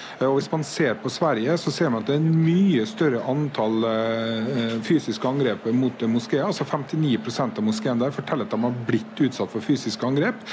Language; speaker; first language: Norwegian; native; Norwegian